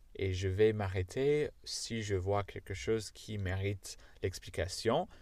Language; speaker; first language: French; non-native, fluent; English